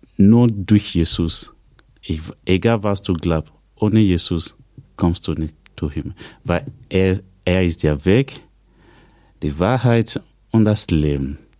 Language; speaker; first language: German; non-native, learner; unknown